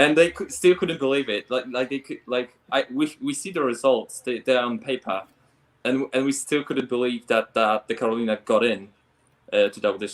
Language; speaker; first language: English; non-native, fluent; Polish